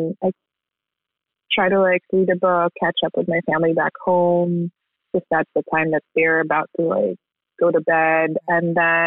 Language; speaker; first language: English; non-native, local second language; Filipino